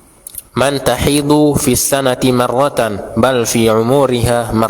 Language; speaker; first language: Arabic; non-native, fluent; Indonesian